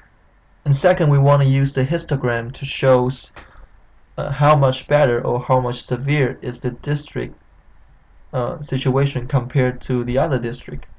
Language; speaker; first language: English; non-native, fluent; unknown